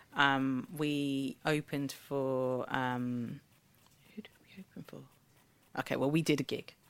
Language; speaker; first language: English; early bilingual, other home language; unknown